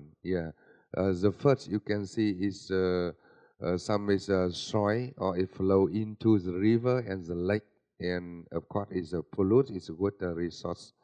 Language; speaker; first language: English; non-native, learner; Vietnamese